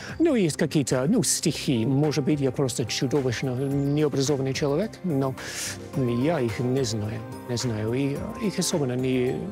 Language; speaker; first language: Russian; non-native, fluent; English